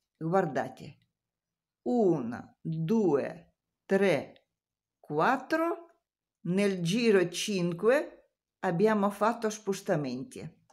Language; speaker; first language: Italian; non-native, learner; Russian